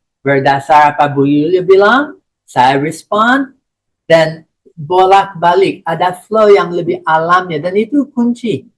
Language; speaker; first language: Indonesian; non-native, fluent; English